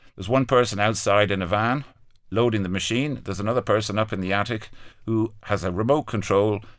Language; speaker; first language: English; native; English